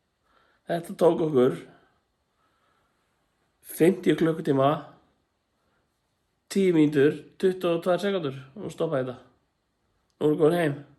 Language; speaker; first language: Icelandic; native; Icelandic